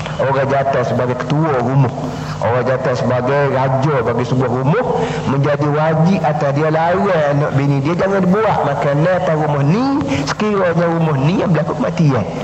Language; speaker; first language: Malay; native; Malay